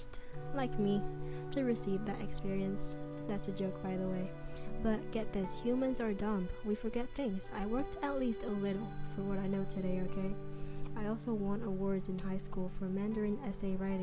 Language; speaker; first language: English; non-native, fluent; Chinese